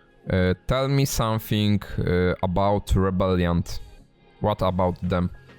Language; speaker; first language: English; non-native, learner; Polish